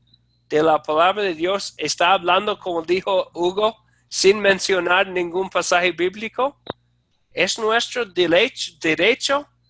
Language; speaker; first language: Spanish; non-native, fluent; English